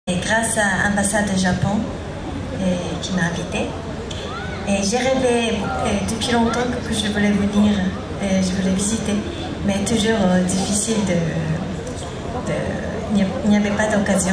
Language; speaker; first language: French; non-native, learner; Japanese